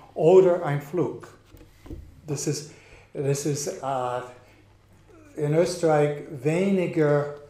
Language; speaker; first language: German; non-native, fluent; English